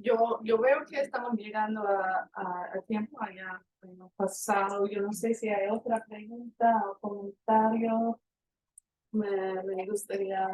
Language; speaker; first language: Spanish; non-native, fluent; English